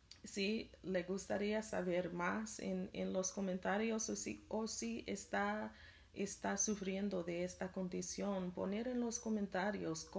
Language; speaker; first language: Spanish; non-native, learner; English